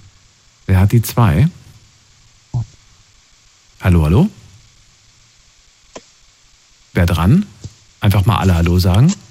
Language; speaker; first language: German; native; German